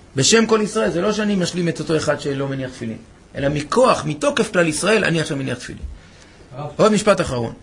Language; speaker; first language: Hebrew; native; Hebrew